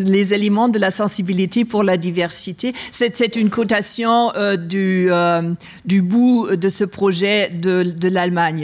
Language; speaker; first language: French; non-native, learner; German